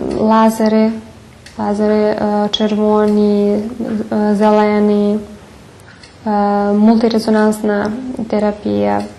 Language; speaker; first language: Ukrainian; early bilingual, heritage; Ukrainian